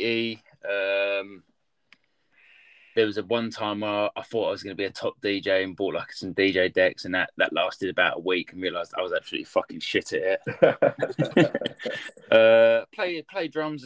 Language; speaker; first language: English; native; English